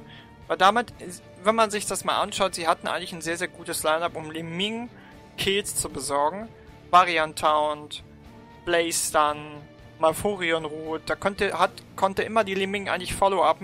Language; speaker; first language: German; native; German